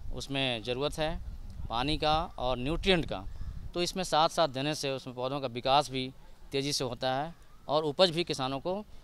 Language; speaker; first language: Hindi; native; Hindi